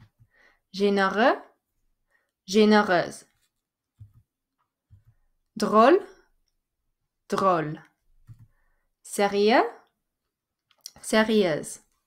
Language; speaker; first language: French; non-native, fluent; English